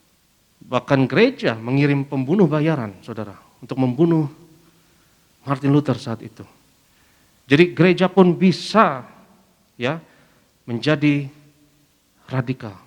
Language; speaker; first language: Indonesian; native; Indonesian